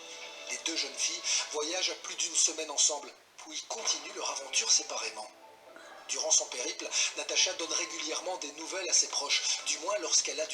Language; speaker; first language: French; native; French